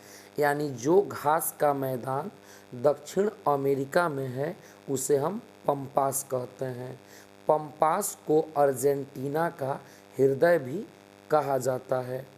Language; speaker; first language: Hindi; native; Hindi